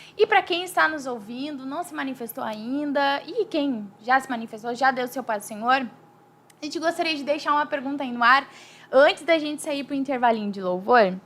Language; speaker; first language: Portuguese; native; Portuguese